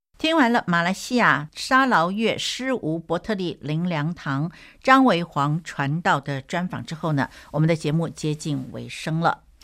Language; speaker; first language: Chinese; native; Chinese